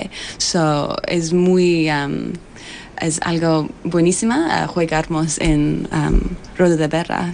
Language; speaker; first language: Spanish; non-native, learner; English